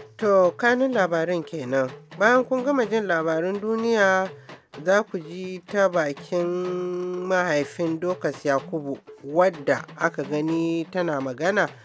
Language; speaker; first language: Hausa; native; Hausa